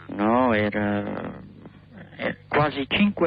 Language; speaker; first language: Italian; non-native, learner; English